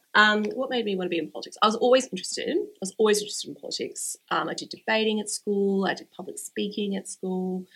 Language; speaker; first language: English; native; English